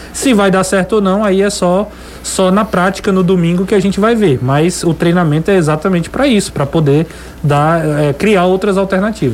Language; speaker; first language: Portuguese; native; Portuguese